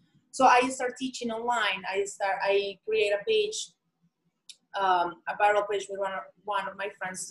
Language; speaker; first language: English; non-native, fluent; Spanish